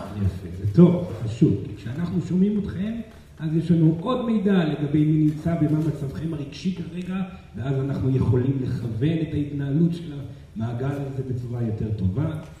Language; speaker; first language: Hebrew; non-native, fluent; Portuguese